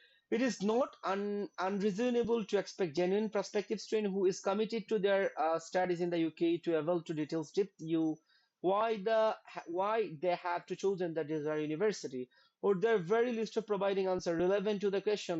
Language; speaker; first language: English; non-native, local second language; Bangla